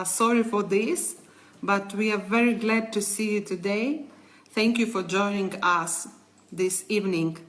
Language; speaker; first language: English; non-native, learner; Ukrainian